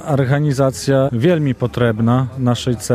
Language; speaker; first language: Polish; non-native, local second language; Belarusian